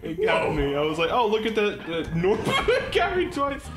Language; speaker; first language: English; native; English